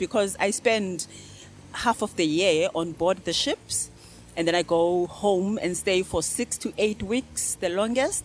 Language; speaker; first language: English; non-native, local second language; Xhosa